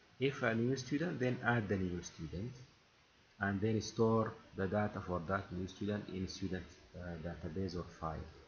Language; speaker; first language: English; non-native, fluent; Arabic